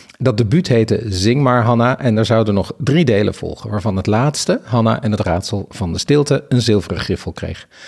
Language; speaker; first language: Dutch; native; Dutch